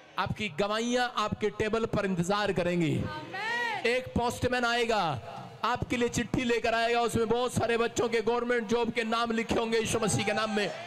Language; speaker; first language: Hindi; non-native, local second language; Punjabi